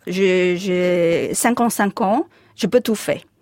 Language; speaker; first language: French; non-native, fluent; Chinese